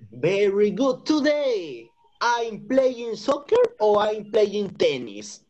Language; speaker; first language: English; non-native, fluent; Spanish